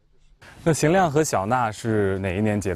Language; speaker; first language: Chinese; native; Chinese